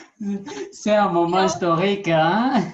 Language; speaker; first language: French; non-native, learner; Portuguese